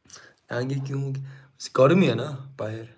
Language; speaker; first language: Hindi; non-native, learner; Korean